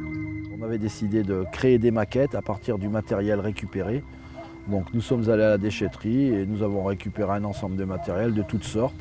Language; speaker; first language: French; native; French